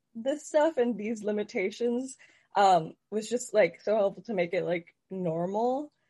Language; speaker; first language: English; native; English